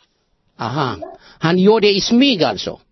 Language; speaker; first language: Swedish; non-native, fluent; Amharic